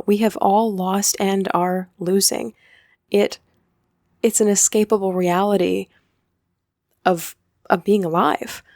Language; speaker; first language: English; native; English